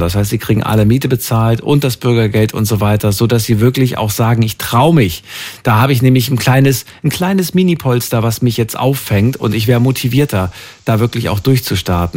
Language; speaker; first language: German; native; German